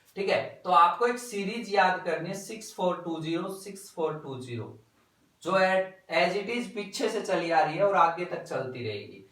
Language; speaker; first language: Hindi; native; Hindi